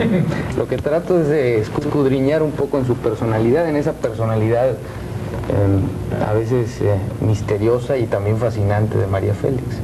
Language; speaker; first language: Spanish; native; Spanish